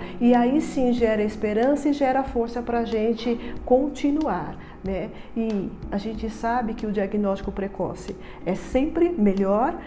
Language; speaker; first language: Portuguese; native; Portuguese